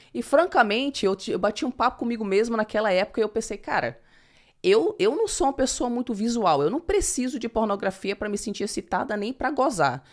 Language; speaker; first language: Portuguese; early bilingual, heritage; English